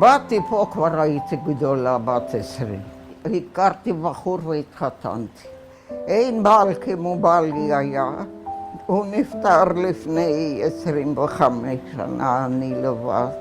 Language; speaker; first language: Hebrew; non-native, fluent; Romanian